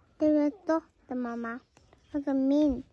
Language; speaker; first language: Swedish; early bilingual, other home language; Mongolian